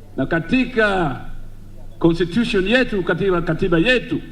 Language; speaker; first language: Swahili; non-native, local second language; Luo (Kenya and Tanzania)